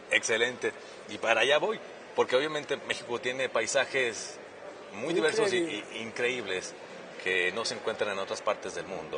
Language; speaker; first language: Spanish; native; Spanish